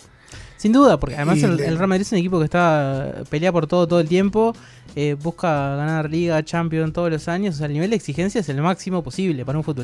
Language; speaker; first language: Spanish; native; Spanish